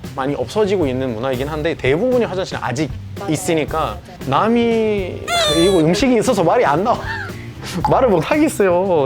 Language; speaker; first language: Korean; non-native, fluent; Arabic